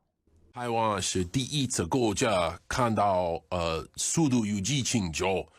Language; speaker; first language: Chinese; non-native, learner; English